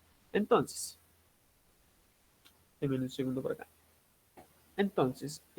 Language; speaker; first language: Spanish; native; Spanish